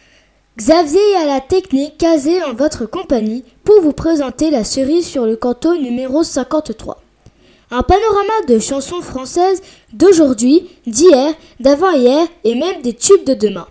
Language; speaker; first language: French; native; French